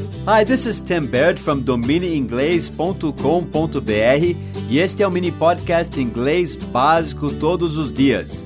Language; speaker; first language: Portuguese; non-native, fluent; English